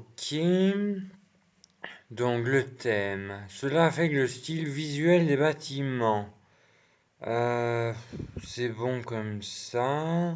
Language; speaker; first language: French; native; French